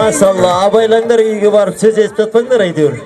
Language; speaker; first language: Kazakh; native; Kazakh